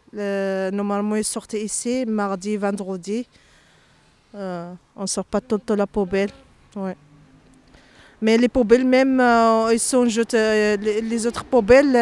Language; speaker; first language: French; non-native, learner; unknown